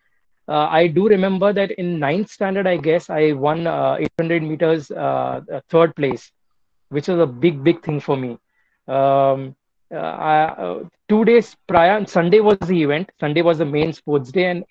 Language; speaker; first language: English; non-native, local second language; Telugu